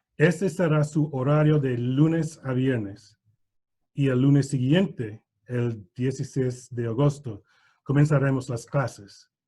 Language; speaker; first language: Spanish; non-native, learner; English